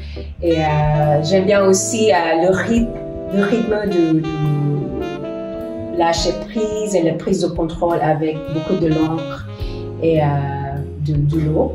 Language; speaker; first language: French; non-native, fluent; Filipino